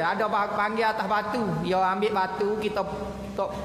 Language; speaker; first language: Malay; native; Malay